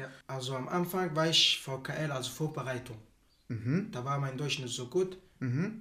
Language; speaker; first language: German; non-native, learner; Arabic